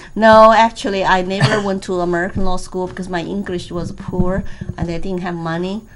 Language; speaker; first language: English; non-native, fluent; Chinese